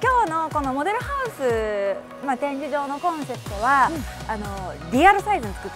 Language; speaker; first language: Japanese; native; Japanese